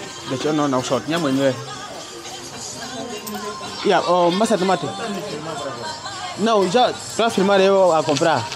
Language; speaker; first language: Portuguese; non-native, learner; Vietnamese